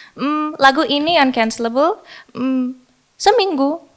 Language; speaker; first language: Indonesian; early bilingual, heritage; English